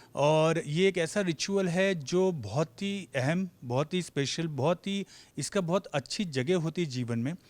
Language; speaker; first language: Hindi; native; Hindi